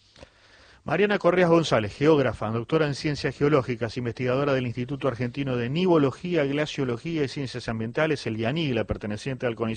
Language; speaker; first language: Spanish; native; Spanish